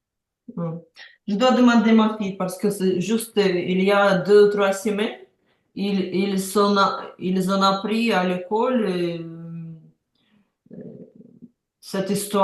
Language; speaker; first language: French; non-native, learner; Ukrainian